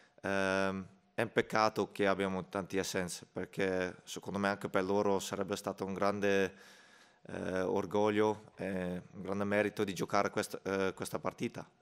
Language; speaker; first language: Italian; non-native, fluent; Dutch